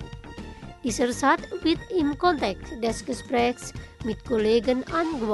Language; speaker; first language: German; non-native, learner; Indonesian